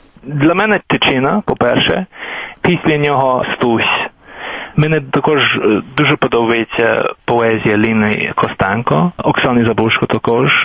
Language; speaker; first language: Ukrainian; non-native, fluent; English